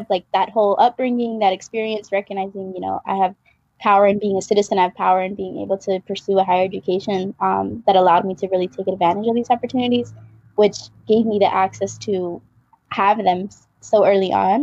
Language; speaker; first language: English; native; English